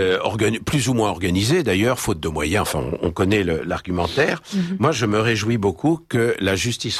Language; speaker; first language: French; native; French